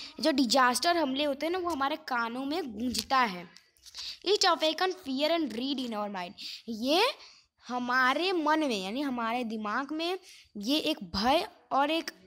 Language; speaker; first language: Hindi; non-native, local second language; Gujarati